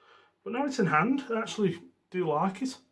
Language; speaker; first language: English; native; English